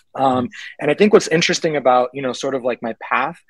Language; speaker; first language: English; early bilingual, other home language; Spanish